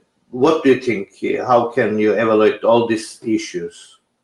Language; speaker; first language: English; non-native, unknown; Turkish